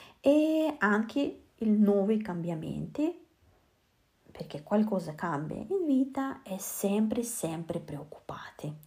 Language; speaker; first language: Italian; non-native, learner; Russian